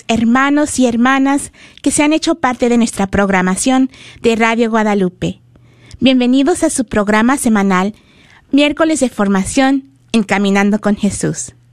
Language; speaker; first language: Spanish; early bilingual, heritage; Spanish